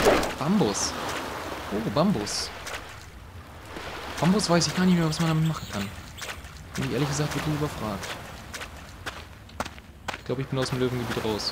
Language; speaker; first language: German; native; German